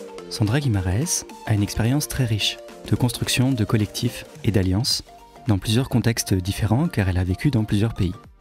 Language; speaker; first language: French; native; French